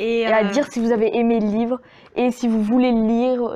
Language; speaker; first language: French; native; French